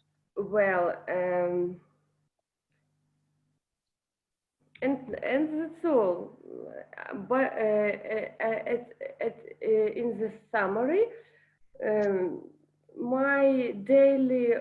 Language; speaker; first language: English; non-native, learner; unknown